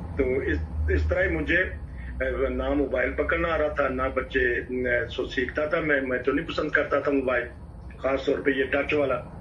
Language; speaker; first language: Urdu; non-native, local second language; Punjabi